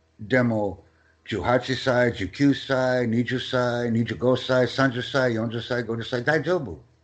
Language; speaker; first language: Japanese; non-native, learner; English